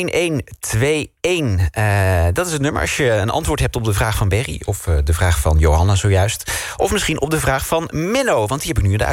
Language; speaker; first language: Dutch; native; Dutch